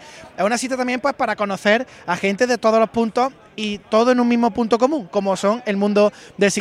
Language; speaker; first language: Spanish; native; Spanish